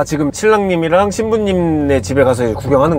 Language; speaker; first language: Korean; native; Korean